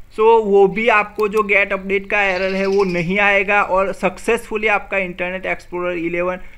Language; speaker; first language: Hindi; non-native, local second language; Gujarati